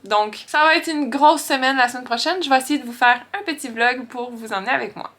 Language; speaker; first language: French; native; French